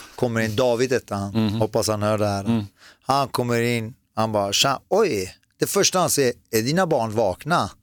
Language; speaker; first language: Swedish; early bilingual, other home language; Persian